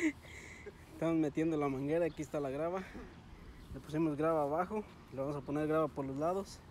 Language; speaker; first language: Spanish; native; Spanish